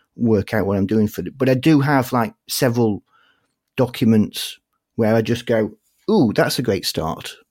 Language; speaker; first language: English; native; English